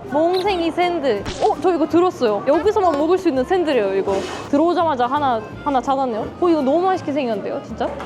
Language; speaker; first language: Korean; non-native, fluent; German